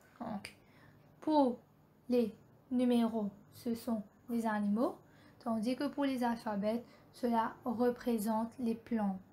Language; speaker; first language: French; non-native, local second language; Morisyen